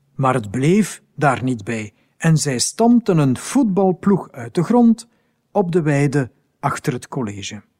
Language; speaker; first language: Dutch; native; Dutch